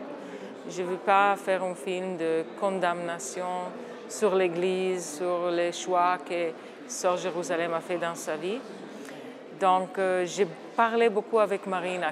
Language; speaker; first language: French; non-native, fluent; Hebrew